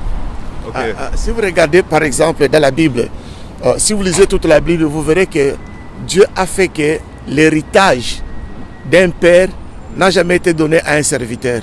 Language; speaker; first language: French; non-native, local second language; Lingala